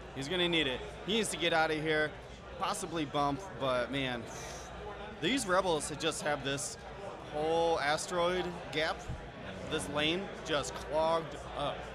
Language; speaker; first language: English; native; English